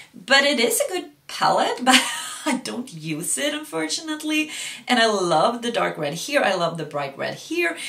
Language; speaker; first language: English; non-native, fluent; Swedish